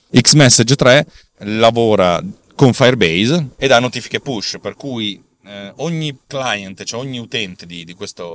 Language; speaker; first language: Italian; native; Italian